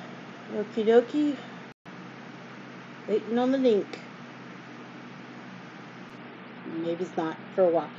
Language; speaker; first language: English; native; English